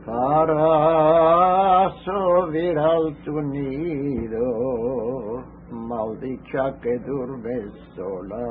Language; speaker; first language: Spanish; early bilingual, heritage; Ladino